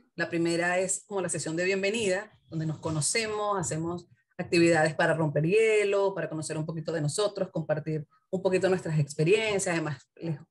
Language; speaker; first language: Spanish; native; Spanish